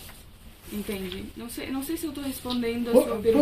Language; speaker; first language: Portuguese; non-native, fluent; Arabic